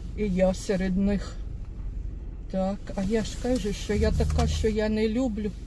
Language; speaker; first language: Ukrainian; non-native, local second language; Russian